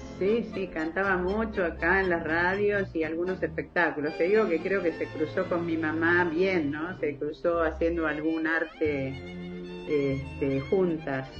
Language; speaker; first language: Spanish; native; Spanish